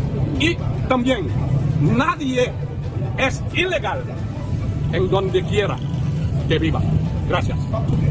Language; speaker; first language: Spanish; non-native, learner; Haitian Creole